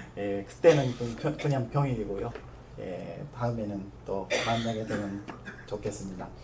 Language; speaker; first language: Korean; non-native, learner; Japanese